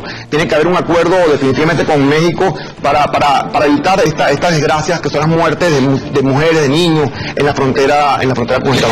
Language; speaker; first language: Spanish; native; Spanish